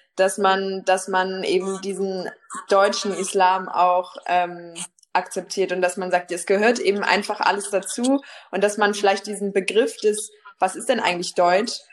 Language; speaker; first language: German; early bilingual, other home language; Turkish